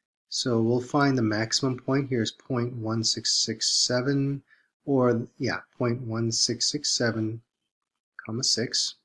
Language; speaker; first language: English; native; English